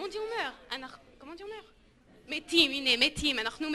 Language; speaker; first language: Hebrew; non-native, learner; French